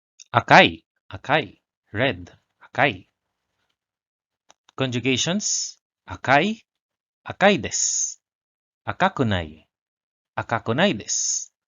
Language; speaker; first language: Japanese; non-native, learner; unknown